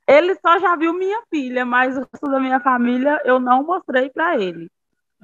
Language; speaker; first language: Portuguese; native; Portuguese